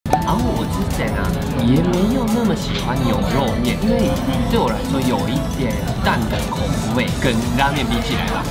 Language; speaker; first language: Chinese; non-native, fluent; Japanese